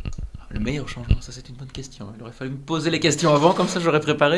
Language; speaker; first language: French; native; French